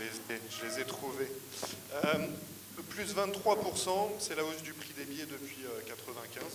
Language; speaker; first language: French; native; French